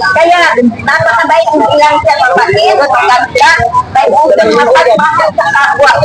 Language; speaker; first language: Filipino; native; Filipino